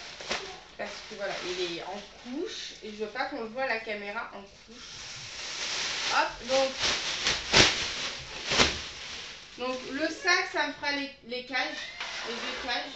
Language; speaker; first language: French; native; French